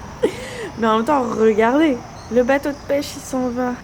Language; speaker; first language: French; native; French